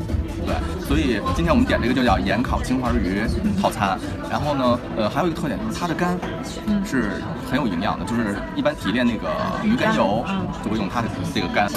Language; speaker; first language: Chinese; native; Chinese